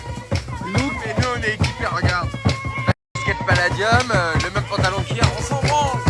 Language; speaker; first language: French; native; French